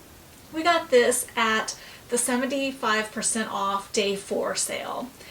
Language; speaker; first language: English; native; English